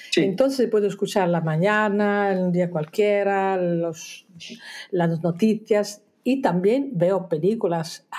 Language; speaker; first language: Spanish; non-native, fluent; Italian